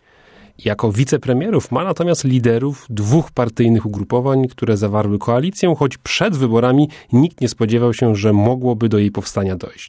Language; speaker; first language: Polish; native; Polish